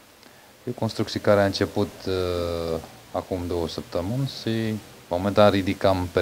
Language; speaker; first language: Romanian; non-native, fluent; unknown